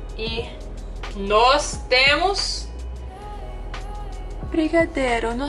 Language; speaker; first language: Portuguese; non-native, learner; English